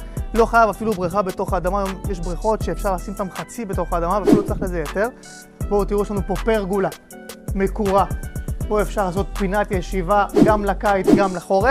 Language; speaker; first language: Hebrew; native; Hebrew